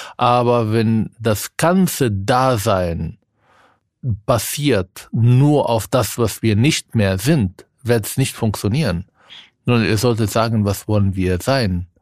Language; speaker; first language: German; non-native, fluent; Arabic